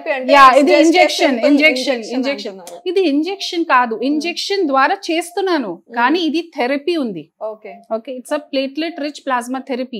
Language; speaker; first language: Telugu; non-native, fluent; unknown